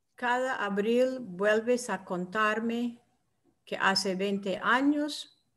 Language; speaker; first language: Spanish; non-native, fluent; English